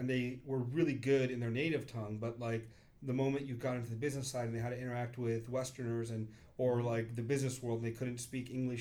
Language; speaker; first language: English; early bilingual, other home language; Kannada